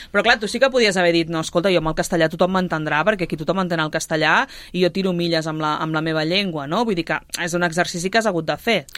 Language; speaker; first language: Catalan; native; Catalan